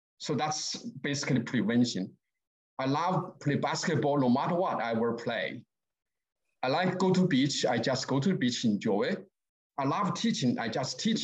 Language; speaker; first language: English; non-native, learner; Chinese